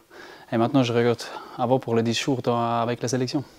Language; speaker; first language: French; non-native, learner; German